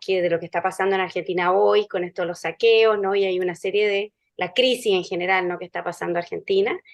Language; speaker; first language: Spanish; native; Spanish